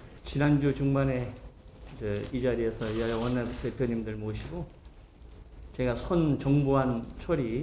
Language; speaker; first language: Korean; native; Korean